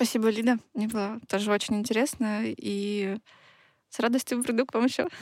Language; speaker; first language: Russian; native; Russian